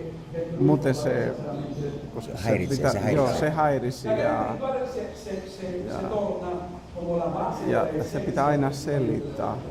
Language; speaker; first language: Finnish; non-native, fluent; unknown